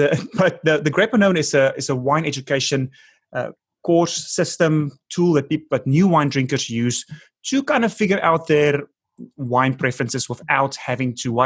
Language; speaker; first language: English; non-native, local second language; Afrikaans